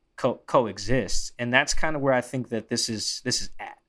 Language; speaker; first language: English; native; English